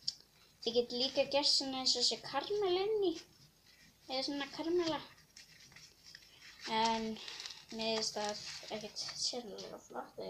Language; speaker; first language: Icelandic; non-native, local second language; Portuguese